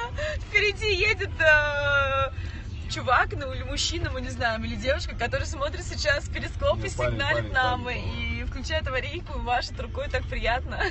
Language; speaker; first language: Russian; native; Russian